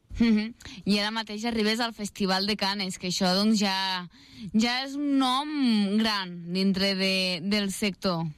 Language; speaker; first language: Catalan; native; Catalan